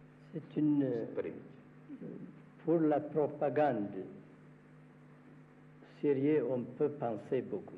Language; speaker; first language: French; non-native, learner; Amharic